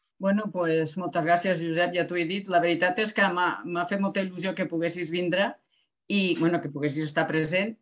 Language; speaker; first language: Catalan; non-native, local second language; Spanish